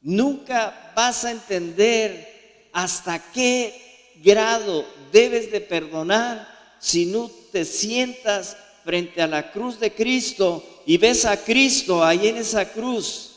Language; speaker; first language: Spanish; native; Spanish